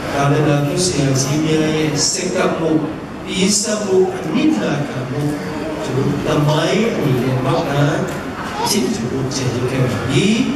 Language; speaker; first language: Burmese; non-native, local second language; Tedim Chin